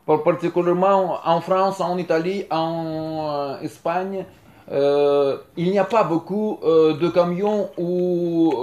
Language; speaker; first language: French; non-native, learner; Russian